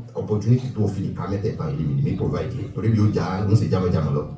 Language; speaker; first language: English; non-native, local second language; Yoruba